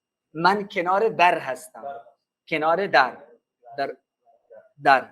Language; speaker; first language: Persian; non-native, fluent; Urdu